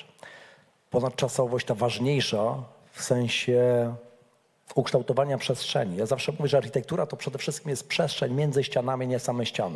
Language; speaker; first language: Polish; native; Polish